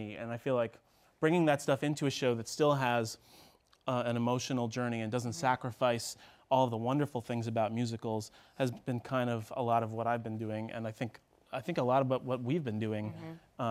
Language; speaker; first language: English; native; English